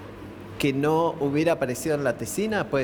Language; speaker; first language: Spanish; native; Spanish